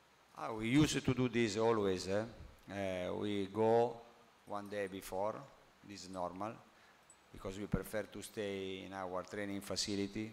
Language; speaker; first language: English; non-native, fluent; Italian